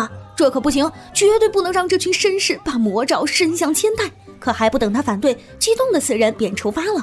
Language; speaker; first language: Chinese; native; Chinese